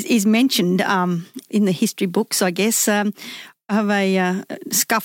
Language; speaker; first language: English; native; English